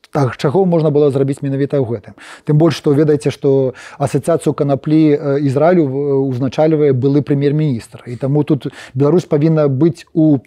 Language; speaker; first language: Russian; non-native, local second language; Polish